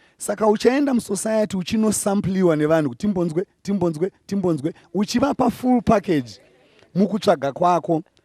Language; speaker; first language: Shona; native; Shona